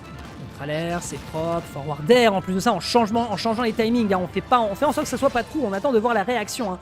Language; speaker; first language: French; native; French